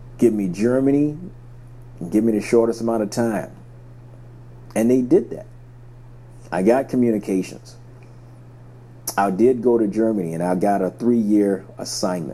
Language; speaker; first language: English; native; English